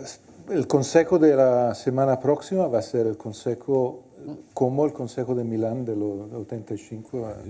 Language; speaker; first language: Spanish; non-native, fluent; Italian